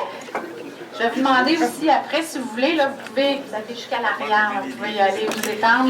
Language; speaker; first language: French; native; French